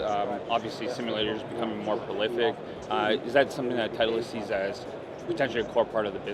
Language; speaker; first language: English; native; English